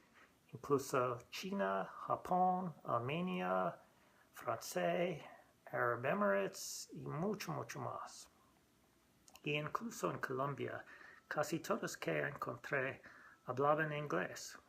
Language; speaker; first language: Spanish; non-native, learner; English